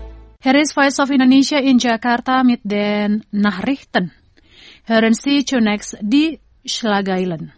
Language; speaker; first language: German; non-native, fluent; Indonesian